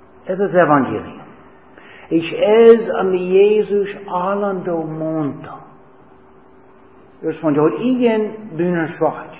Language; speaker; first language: Hungarian; non-native, fluent; English